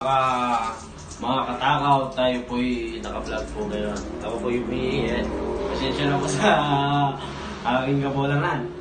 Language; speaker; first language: Filipino; non-native, local second language; Pampanga